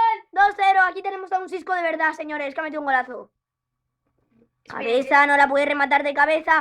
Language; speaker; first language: Spanish; native; Spanish